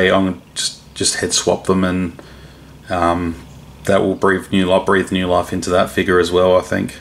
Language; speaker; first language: English; native; English